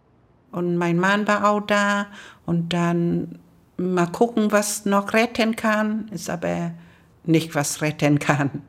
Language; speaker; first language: German; non-native, learner; Vietnamese